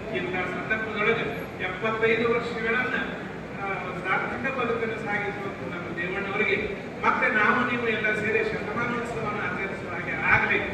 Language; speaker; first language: Kannada; native; Kannada